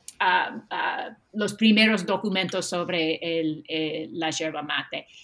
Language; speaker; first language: Spanish; non-native, fluent; English